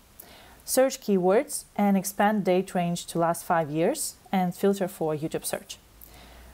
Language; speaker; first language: English; non-native, fluent; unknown